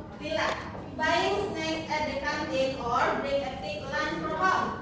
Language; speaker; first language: English; non-native, learner; Indonesian